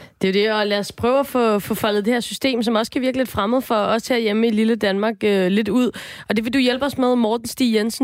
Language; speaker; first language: Danish; native; Danish